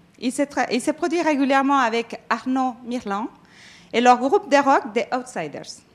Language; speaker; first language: French; non-native, fluent; Spanish